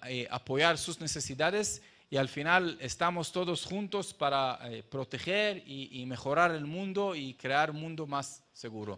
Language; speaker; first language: Spanish; non-native, fluent; Hebrew